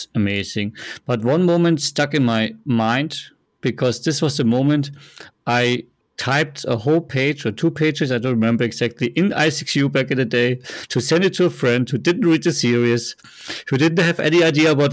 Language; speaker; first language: English; non-native, fluent; German